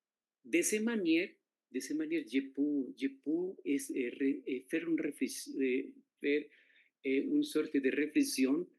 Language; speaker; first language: French; non-native, fluent; Spanish